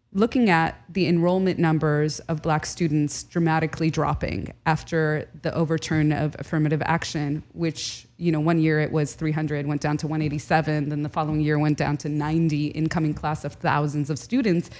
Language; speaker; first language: English; early bilingual, other home language; Arabic